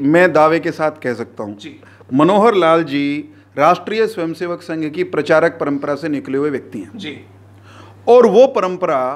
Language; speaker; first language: Hindi; native; Hindi